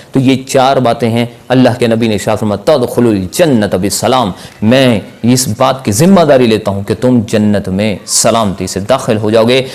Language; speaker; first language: Urdu; non-native, local second language; Punjabi